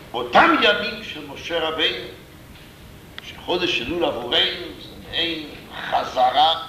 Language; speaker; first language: Hebrew; non-native, fluent; English